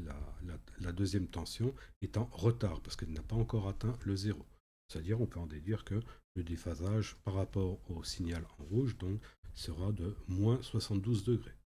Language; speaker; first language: French; native; French